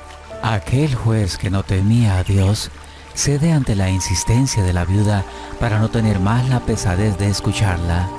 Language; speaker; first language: Spanish; native; Spanish